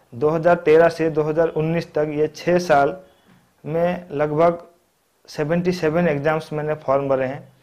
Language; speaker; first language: Hindi; non-native, local second language; Odia